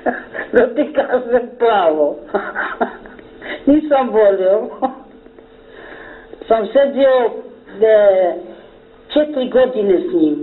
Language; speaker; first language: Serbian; non-native, local second language; Romany